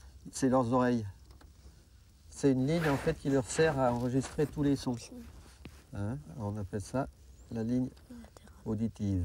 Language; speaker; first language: French; native; French